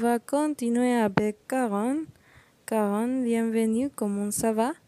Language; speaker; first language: French; non-native, learner; Spanish